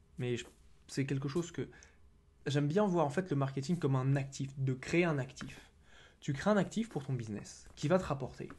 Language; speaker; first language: French; native; French